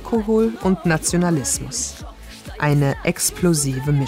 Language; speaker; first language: German; native; German